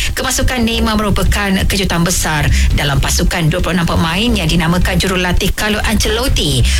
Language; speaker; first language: Malay; native; Malay